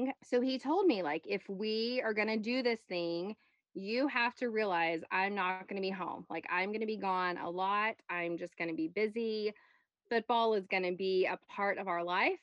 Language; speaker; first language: English; native; English